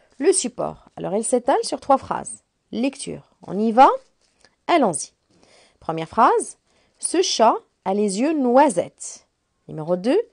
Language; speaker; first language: French; non-native, local second language; Arabic